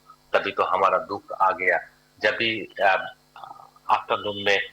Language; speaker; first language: Hindi; non-native, learner; Bangla